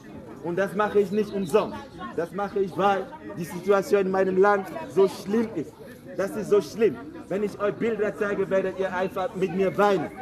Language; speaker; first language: German; non-native, fluent; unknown